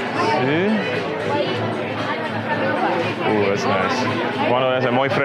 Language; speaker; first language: Spanish; non-native, learner; English